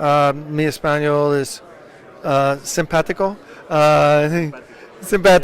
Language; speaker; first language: Spanish; non-native, learner; English